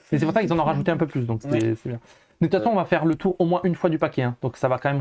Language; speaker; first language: French; native; French